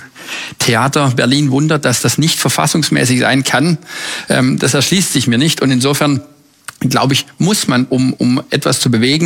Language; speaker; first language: German; native; German